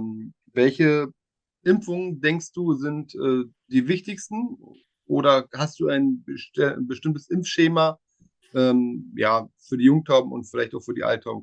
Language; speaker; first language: German; native; German